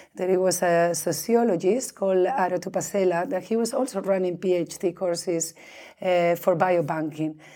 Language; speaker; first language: English; non-native, fluent; Spanish